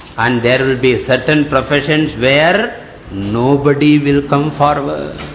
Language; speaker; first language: English; non-native, local second language; Tamil